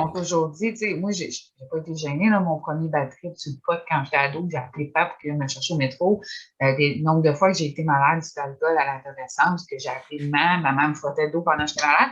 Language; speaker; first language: French; native; French